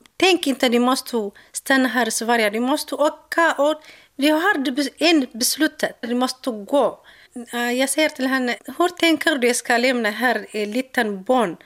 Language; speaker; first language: Swedish; non-native, learner; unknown